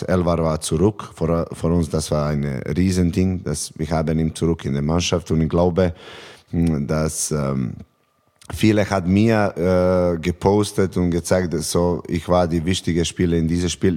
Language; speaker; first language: German; non-native, fluent; Serbian